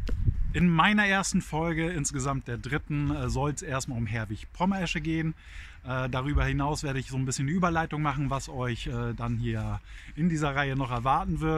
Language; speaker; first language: German; native; German